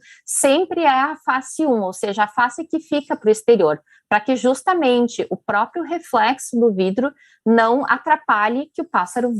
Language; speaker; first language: Portuguese; native; Portuguese